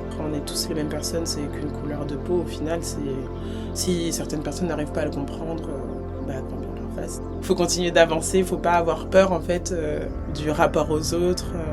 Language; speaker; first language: French; native; French